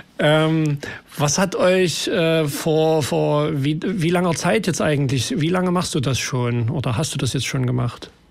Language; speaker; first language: German; native; German